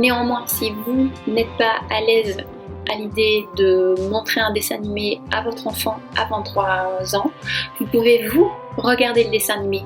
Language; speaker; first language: French; native; French